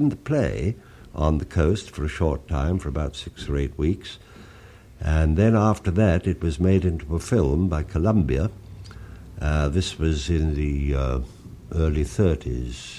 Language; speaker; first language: English; native; English